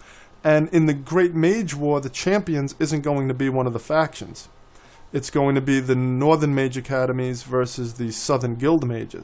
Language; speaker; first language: English; native; English